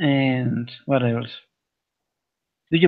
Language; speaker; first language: English; non-native, learner; Spanish